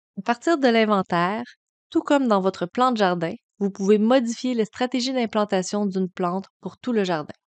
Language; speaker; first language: French; native; French